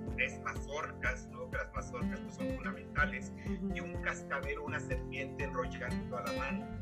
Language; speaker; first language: Spanish; native; Spanish